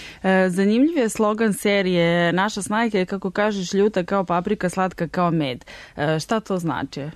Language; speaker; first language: Serbian; native; Serbian